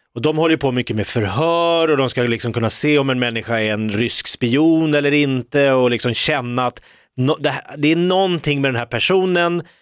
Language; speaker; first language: Swedish; native; Swedish